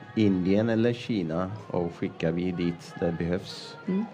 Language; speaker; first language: Swedish; non-native, fluent; Amharic